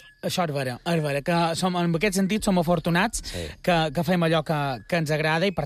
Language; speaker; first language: Catalan; native; Catalan